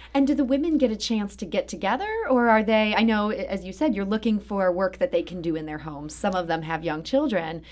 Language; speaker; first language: English; native; English